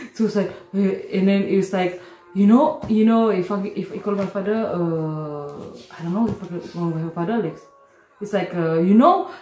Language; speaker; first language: English; non-native, local second language; Malay